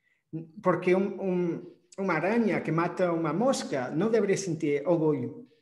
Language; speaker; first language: Portuguese; non-native, fluent; English